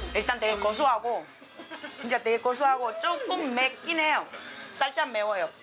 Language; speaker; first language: Korean; non-native, fluent; Spanish